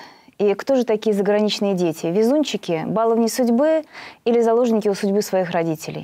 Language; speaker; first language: Russian; native; Russian